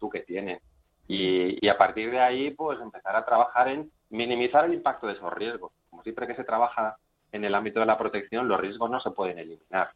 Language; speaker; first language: Spanish; native; Spanish